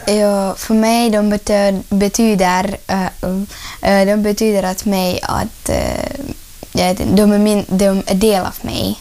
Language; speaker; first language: Swedish; non-native, learner; Russian